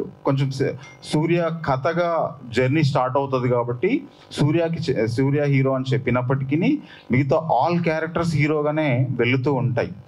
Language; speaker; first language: Telugu; native; Telugu